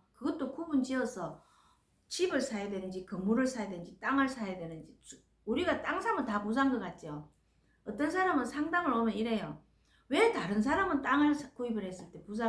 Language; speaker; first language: Korean; native; Korean